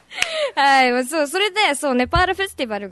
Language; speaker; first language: Japanese; native; Japanese